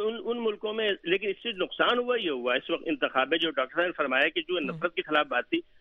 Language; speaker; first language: Urdu; native; Urdu